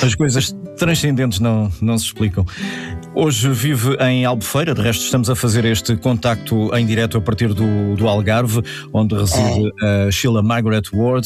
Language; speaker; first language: Portuguese; native; Portuguese